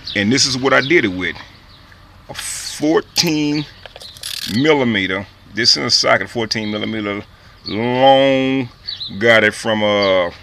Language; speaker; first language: English; native; English